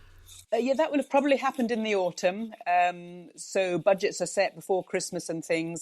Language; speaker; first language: English; native; English